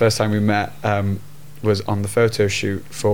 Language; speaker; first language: English; native; English